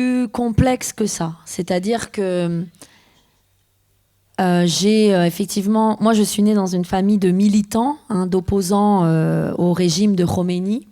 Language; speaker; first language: French; early bilingual, other home language; Persian